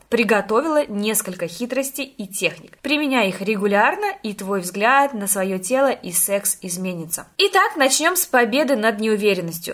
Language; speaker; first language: Russian; native; Russian